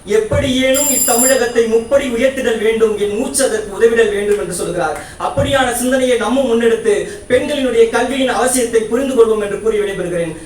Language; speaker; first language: Tamil; native; Tamil